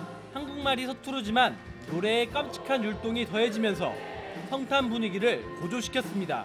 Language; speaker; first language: Korean; native; Korean